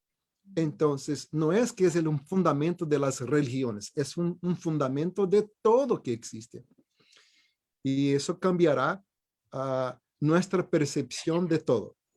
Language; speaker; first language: Spanish; non-native, fluent; Portuguese